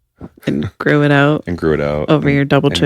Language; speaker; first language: English; native; English